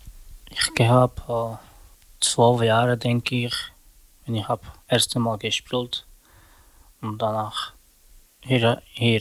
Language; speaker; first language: German; non-native, learner; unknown